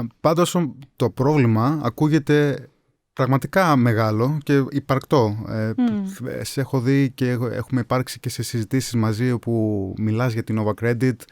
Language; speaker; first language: Greek; native; Greek